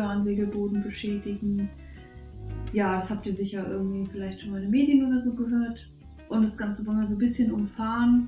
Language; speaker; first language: German; native; German